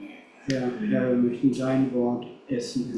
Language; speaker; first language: German; non-native, fluent; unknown